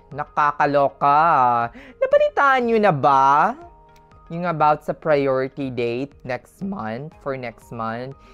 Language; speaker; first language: Filipino; non-native, local second language; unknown